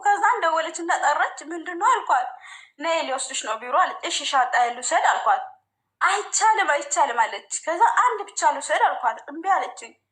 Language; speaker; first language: Amharic; non-native, local second language; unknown